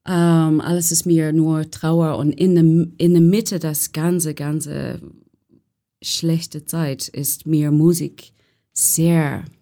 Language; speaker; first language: German; non-native, fluent; English